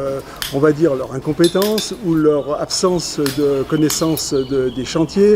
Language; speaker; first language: French; native; French